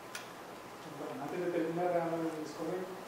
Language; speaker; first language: Spanish; native; Spanish